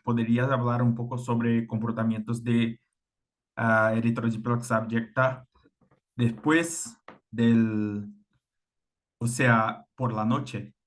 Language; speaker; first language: Spanish; non-native, fluent; Portuguese